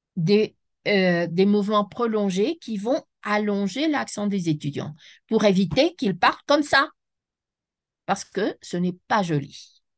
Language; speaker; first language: French; non-native, fluent; Spanish